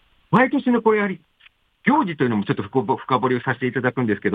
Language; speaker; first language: Japanese; native; Japanese